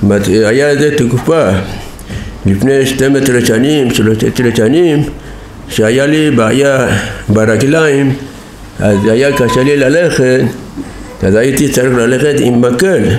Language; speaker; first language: Hebrew; non-native, fluent; Persian